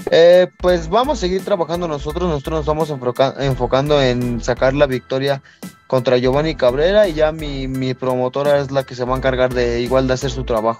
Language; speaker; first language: Spanish; native; Spanish